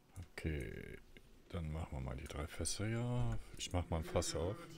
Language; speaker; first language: German; native; German